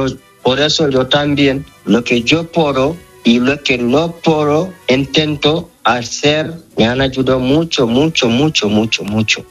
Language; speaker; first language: Spanish; non-native, learner; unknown